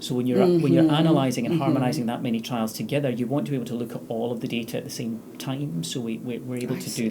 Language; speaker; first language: English; native; English